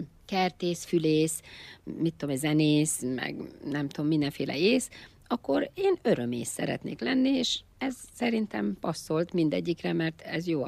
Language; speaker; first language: Hungarian; native; Hungarian